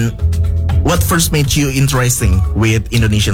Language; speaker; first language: English; non-native, learner; Indonesian